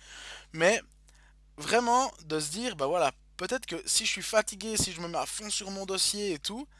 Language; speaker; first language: French; native; French